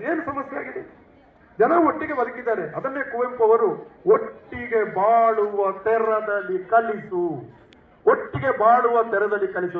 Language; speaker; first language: Kannada; non-native, local second language; Tulu